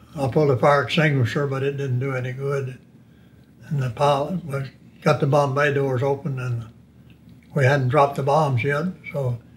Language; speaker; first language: English; native; English